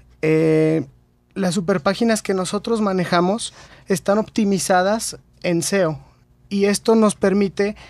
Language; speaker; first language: Spanish; native; Spanish